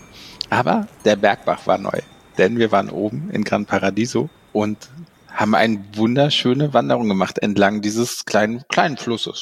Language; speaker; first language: German; native; German